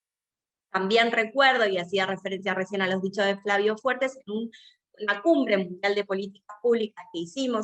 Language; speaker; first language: Spanish; native; Spanish